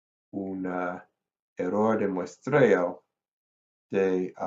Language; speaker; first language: Spanish; non-native, fluent; English